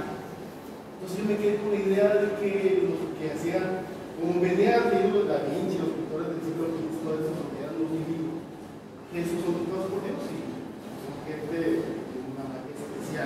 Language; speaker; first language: Spanish; native; Spanish